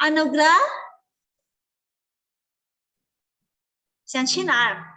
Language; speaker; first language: Chinese; non-native, fluent; Indonesian